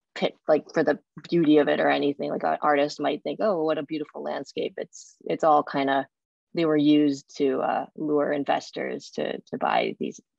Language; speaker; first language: English; native; English